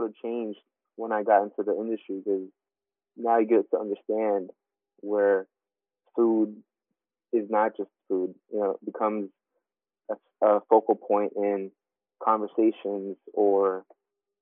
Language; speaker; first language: English; native; English